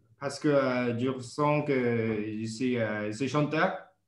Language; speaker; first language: French; non-native, learner; Japanese